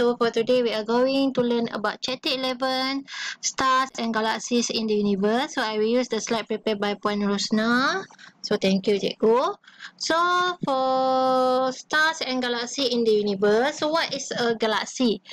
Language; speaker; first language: English; non-native, local second language; Malay